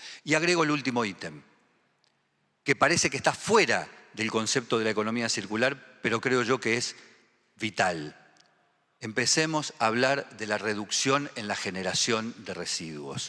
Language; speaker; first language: Spanish; native; Spanish